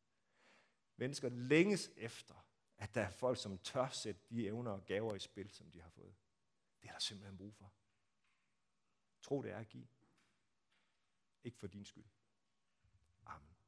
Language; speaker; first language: Danish; native; Danish